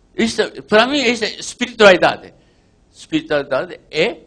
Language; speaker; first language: Portuguese; non-native, learner; Japanese